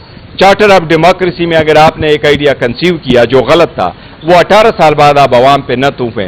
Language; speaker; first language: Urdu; non-native, local second language; Pashto